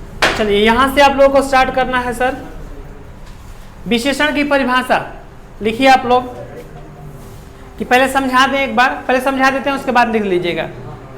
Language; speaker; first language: Hindi; non-native, local second language; Bhojpuri